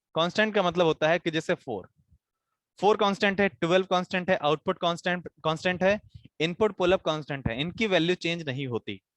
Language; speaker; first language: Hindi; native; Hindi